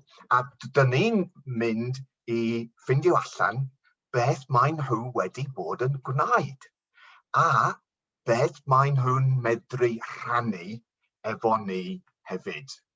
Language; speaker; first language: Welsh; non-native, local second language; English